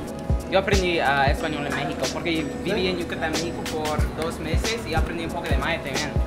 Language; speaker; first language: Spanish; non-native, fluent; English